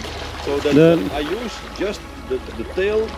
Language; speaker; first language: English; non-native, fluent; Dutch